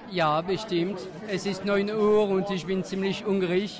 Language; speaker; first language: German; non-native, fluent; French